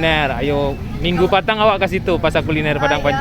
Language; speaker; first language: Indonesian; native; Indonesian